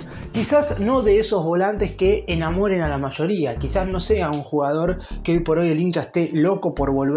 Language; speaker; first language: Spanish; native; Spanish